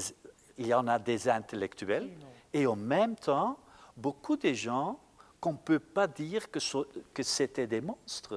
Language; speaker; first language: French; non-native, local second language; Dutch